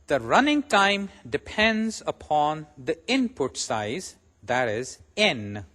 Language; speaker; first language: English; non-native, local second language; Urdu